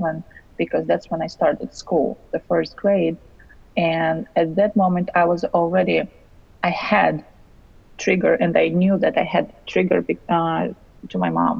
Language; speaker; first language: English; non-native, fluent; Russian